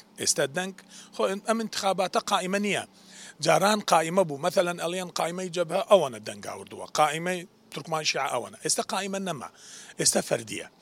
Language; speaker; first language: Central Kurdish; non-native, local second language; Turkish